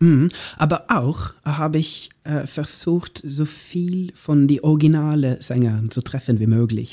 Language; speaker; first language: German; non-native, learner; Norwegian